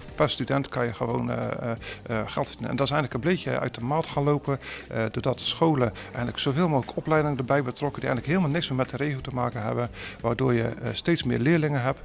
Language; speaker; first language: Dutch; native; Dutch